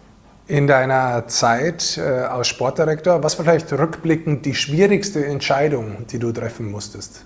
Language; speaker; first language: German; native; German